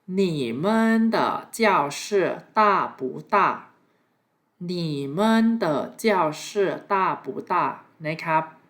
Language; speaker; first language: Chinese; non-native, fluent; Thai